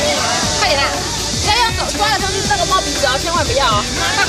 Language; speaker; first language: Chinese; native; Chinese